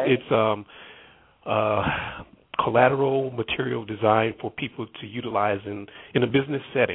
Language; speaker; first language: English; native; English